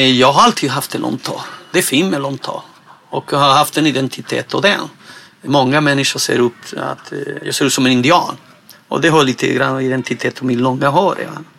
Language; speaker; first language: Swedish; non-native, fluent; Spanish